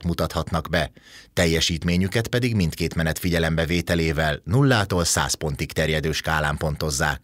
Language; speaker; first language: Hungarian; native; Hungarian